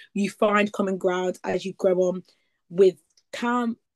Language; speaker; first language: English; native; English